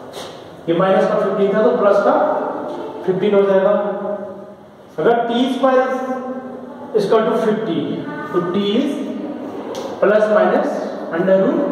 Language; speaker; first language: Hindi; native; Hindi